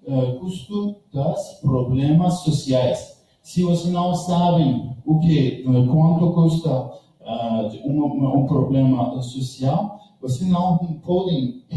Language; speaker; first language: Portuguese; non-native, learner; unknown